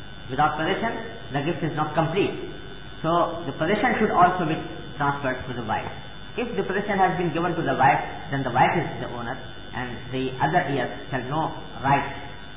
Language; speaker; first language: English; non-native, local second language; Urdu